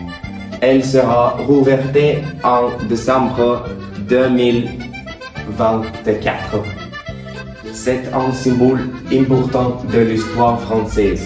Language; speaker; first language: French; non-native, learner; Norwegian